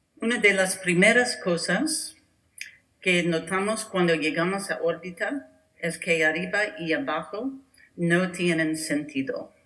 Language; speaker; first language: Spanish; non-native, learner; English